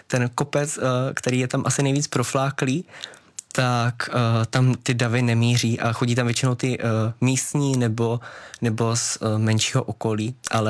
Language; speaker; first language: Czech; native; Czech